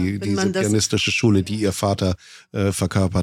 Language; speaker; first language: German; native; German